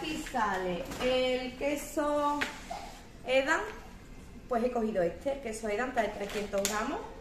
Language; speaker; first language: Spanish; native; Spanish